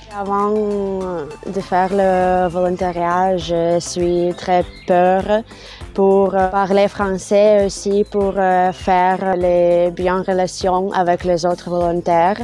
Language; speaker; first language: French; non-native, learner; Russian